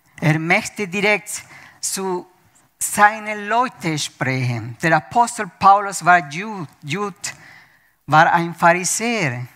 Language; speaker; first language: German; non-native, fluent; Spanish